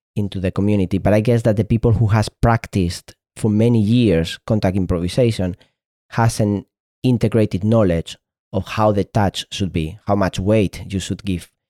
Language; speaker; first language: English; non-native, fluent; Spanish